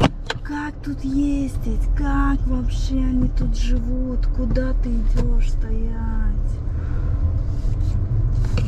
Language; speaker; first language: Russian; native; Russian